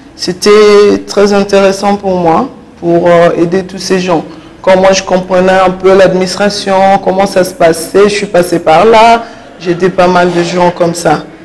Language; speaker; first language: French; non-native, local second language; Lingala